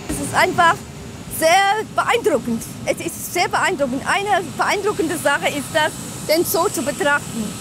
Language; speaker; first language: German; non-native, fluent; English